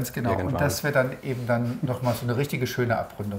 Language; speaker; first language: German; native; German